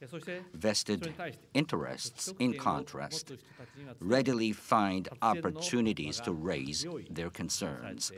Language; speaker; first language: English; non-native, fluent; Japanese